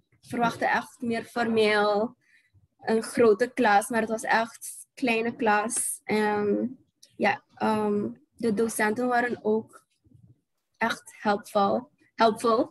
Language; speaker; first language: Dutch; non-native, local second language; Papiamento